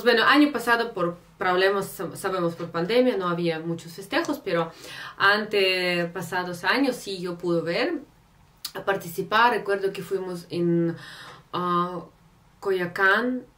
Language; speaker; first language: Spanish; non-native, fluent; Russian